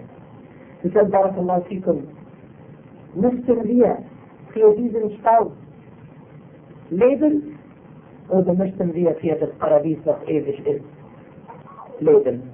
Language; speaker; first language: German; non-native, fluent; Arabic